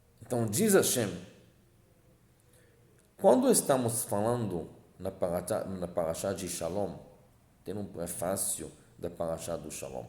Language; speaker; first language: Portuguese; non-native, fluent; Hebrew